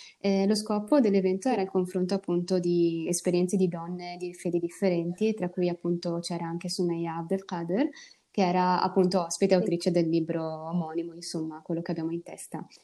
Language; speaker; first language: Italian; early bilingual, other home language; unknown